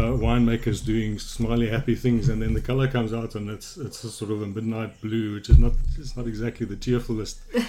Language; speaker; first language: English; native; English